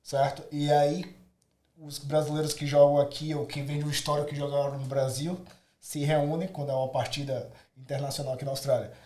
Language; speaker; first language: Portuguese; native; Portuguese